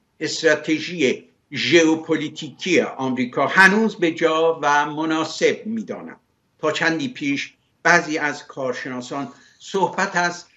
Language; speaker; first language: Persian; native; Persian